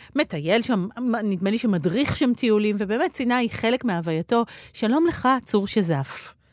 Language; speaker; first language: Hebrew; native; Hebrew